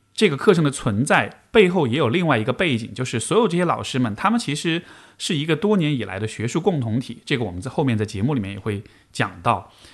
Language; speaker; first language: Chinese; native; Chinese